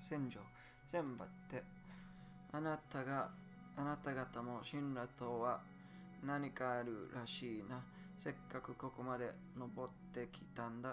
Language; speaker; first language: Japanese; non-native, learner; English